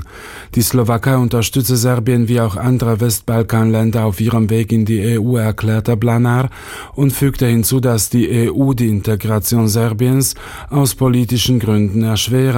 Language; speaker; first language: German; native; German